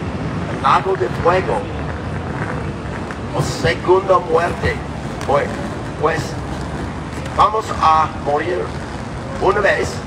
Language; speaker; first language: Spanish; non-native, learner; English